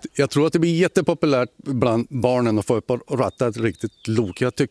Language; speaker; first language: Swedish; native; Swedish